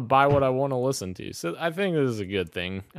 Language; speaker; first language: English; native; English